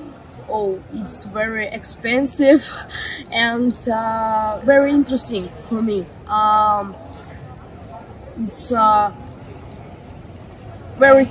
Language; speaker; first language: English; non-native, learner; Russian